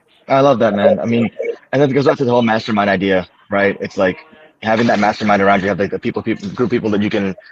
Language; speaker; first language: English; native; English